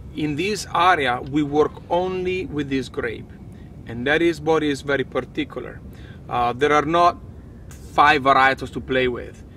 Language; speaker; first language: English; non-native, fluent; Italian